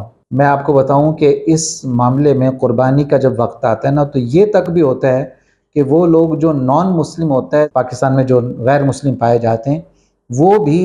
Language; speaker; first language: Urdu; native; Urdu